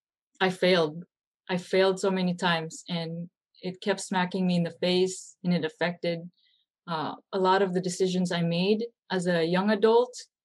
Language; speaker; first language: English; early bilingual, other home language; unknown